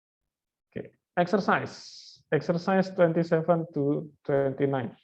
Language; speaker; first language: English; non-native, fluent; Indonesian